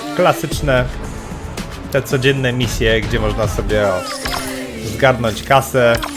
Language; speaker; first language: Polish; native; Polish